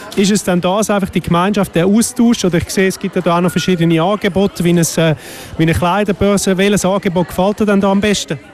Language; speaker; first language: German; native; German